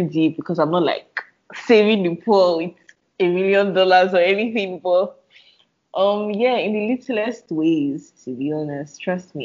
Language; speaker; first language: English; non-native, local second language; Yoruba